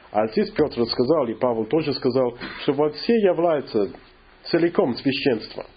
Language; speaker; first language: Russian; non-native, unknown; English